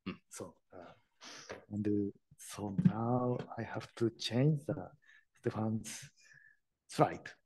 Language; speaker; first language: English; non-native, learner; Japanese